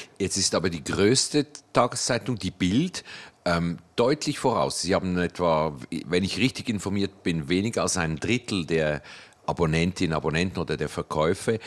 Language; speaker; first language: German; native; German